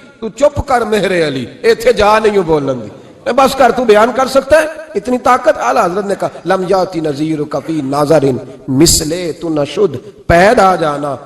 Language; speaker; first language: Urdu; non-native, local second language; Punjabi